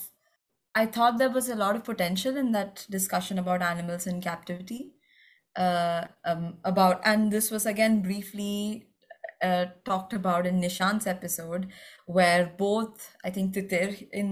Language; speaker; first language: English; non-native, local second language; Malayalam